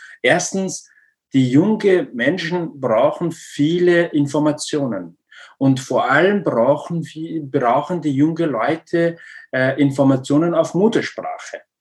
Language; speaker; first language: German; non-native, learner; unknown